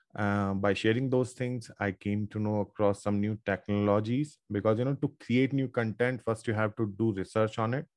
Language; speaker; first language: English; non-native, local second language; Hindi